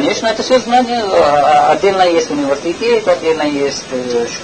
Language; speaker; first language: Russian; non-native, learner; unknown